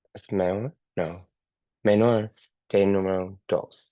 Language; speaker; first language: Spanish; non-native, learner; English